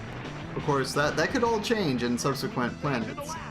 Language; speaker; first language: English; native; English